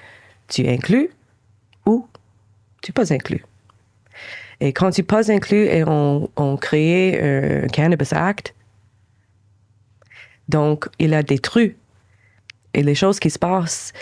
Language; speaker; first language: French; non-native, local second language; English